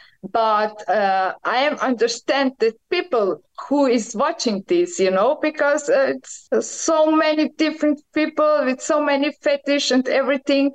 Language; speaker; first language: English; non-native, learner; Croatian